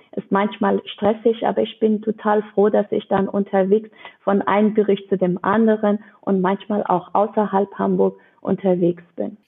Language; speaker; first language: German; non-native, fluent; Persian